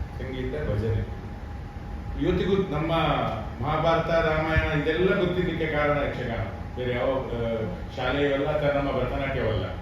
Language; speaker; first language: Kannada; non-native, local second language; Tulu